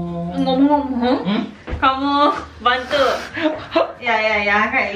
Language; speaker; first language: Indonesian; non-native, learner; Japanese